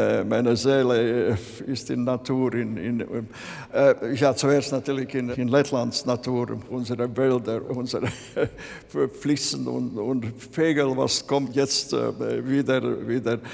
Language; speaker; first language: German; non-native, learner; Latvian